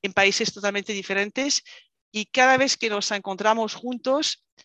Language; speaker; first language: Spanish; non-native, fluent; French